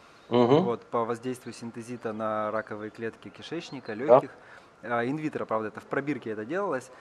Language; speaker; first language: Russian; native; Russian